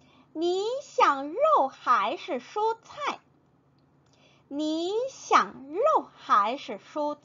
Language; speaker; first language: Chinese; non-native, fluent; Korean